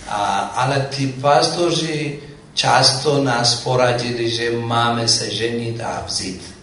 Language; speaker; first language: Czech; non-native, fluent; Amharic